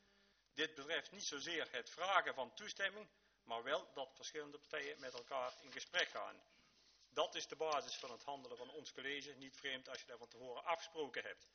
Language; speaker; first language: Dutch; native; Dutch